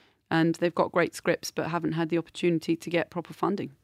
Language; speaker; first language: English; native; English